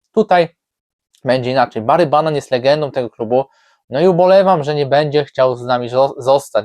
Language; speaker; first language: Polish; native; Polish